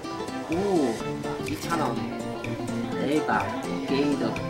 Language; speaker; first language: Korean; non-native, learner; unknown